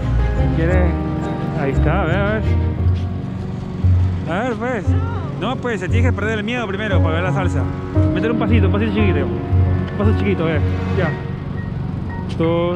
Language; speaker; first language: Spanish; native; Spanish